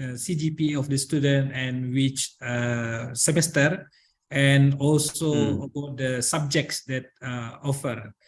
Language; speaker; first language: English; non-native, learner; Indonesian